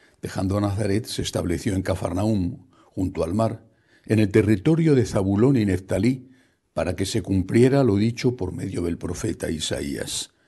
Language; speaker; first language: Spanish; native; Spanish